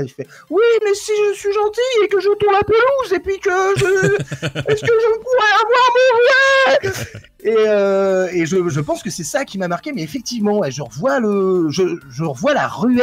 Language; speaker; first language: French; native; French